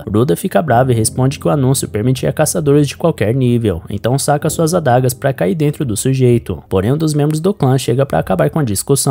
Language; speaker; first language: Portuguese; native; Portuguese